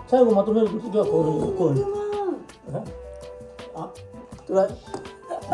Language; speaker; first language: Japanese; native; Japanese